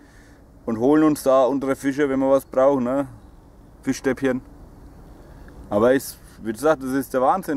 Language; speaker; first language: German; native; German